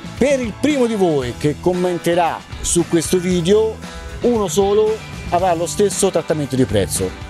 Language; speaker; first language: Italian; native; Italian